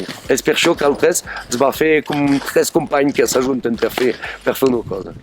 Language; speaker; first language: Catalan; non-native, fluent; French